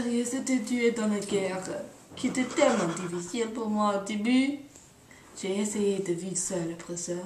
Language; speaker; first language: French; non-native, learner; English